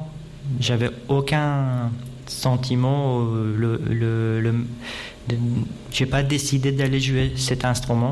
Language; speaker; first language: French; non-native, fluent; Persian